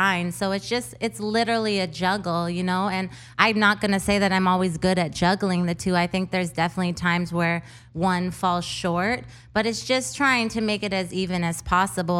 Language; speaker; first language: English; native; English